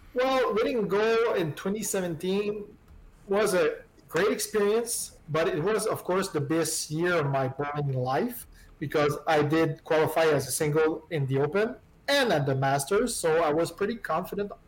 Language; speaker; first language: English; non-native, fluent; French